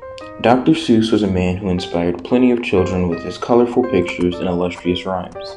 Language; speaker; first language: English; native; English